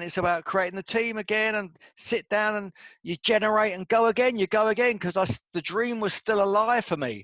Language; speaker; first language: English; native; English